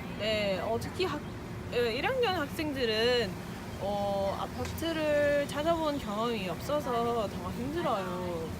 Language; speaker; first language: Korean; early bilingual, heritage; Korean